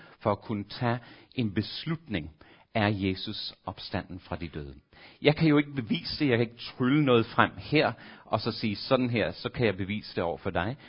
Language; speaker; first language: Danish; non-native, fluent; English